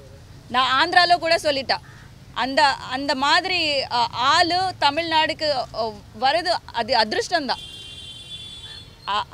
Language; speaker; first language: Tamil; non-native, learner; Telugu